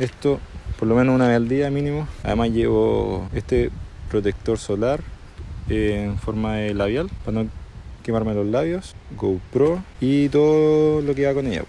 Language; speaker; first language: Spanish; native; Spanish